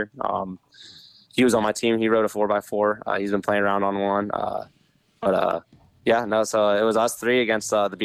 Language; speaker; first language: English; native; English